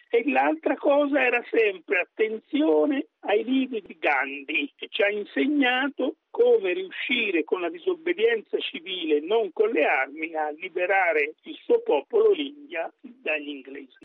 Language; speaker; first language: Italian; native; Italian